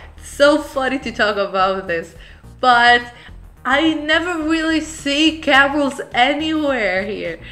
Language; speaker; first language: English; non-native, fluent; Arabic